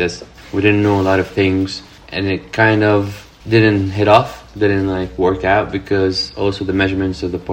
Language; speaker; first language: English; non-native, fluent; Arabic